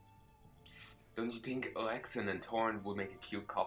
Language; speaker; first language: English; native; English